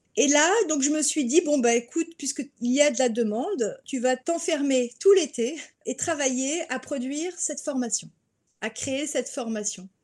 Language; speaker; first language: French; native; French